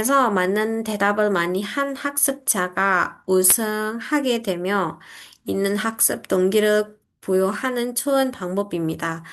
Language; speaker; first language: Korean; non-native, fluent; Indonesian